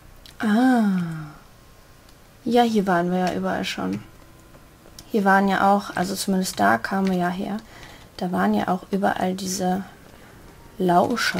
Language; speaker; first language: German; native; German